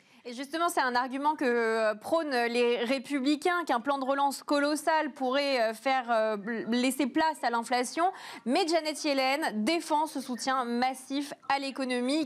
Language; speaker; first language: French; native; French